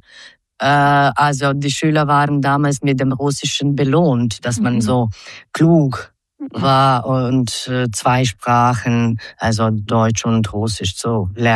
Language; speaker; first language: German; non-native, fluent; Croatian